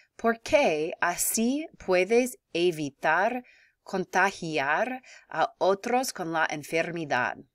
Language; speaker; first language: Spanish; non-native, fluent; English